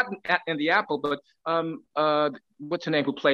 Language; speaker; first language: English; native; English